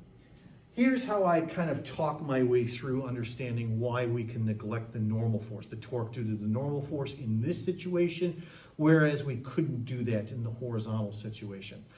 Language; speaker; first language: English; native; English